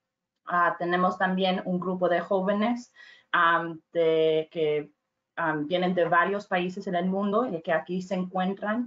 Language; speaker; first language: Spanish; non-native, fluent; English